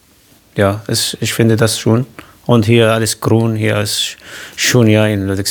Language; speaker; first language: German; non-native, fluent; Arabic